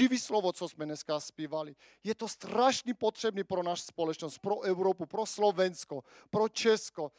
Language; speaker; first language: Czech; non-native, fluent; Armenian